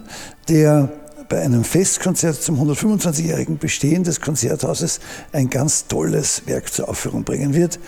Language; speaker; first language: German; native; German